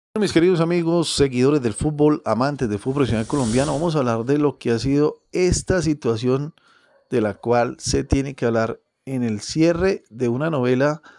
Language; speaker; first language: Spanish; native; Spanish